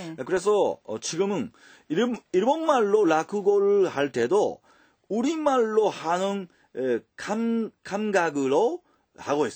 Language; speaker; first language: Korean; non-native, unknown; Japanese